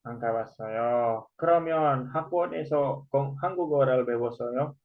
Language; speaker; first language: Korean; non-native, fluent; Indonesian